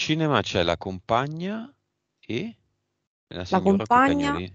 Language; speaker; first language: Italian; native; Italian